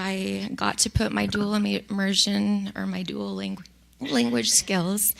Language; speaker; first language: English; early bilingual, other home language; Spanish